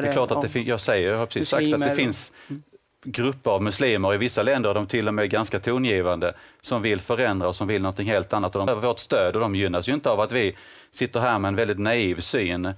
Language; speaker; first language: Swedish; native; Swedish